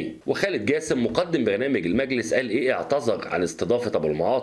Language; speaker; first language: Arabic; native; Arabic